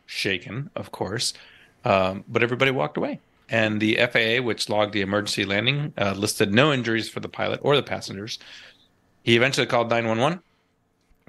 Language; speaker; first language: English; native; English